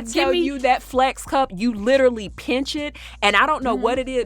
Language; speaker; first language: English; native; English